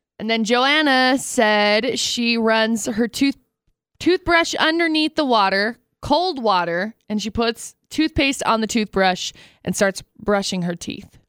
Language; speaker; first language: English; native; English